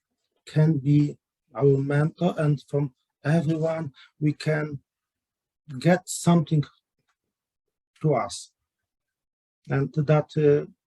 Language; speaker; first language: English; non-native, learner; Polish